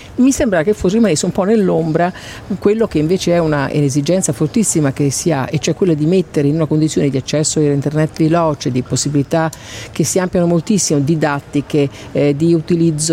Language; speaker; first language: Italian; native; Italian